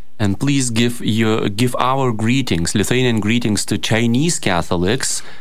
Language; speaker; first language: English; non-native, fluent; Lithuanian